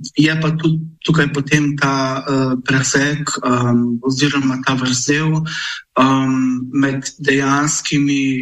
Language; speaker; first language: Slovenian; non-native, local second language; Romany